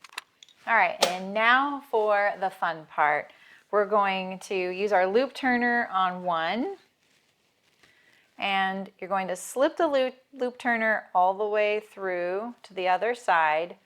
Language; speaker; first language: English; native; English